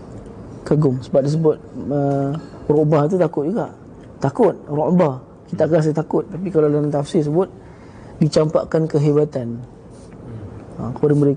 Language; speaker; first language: Malay; native; Malay